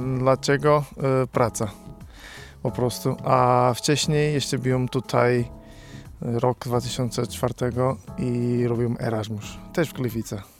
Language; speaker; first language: Polish; non-native, learner; Portuguese